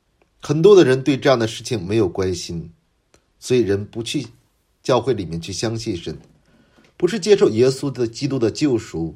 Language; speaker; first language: Chinese; non-native, fluent; Korean